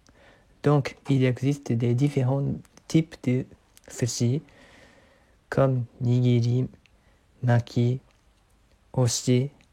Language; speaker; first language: French; non-native, learner; Japanese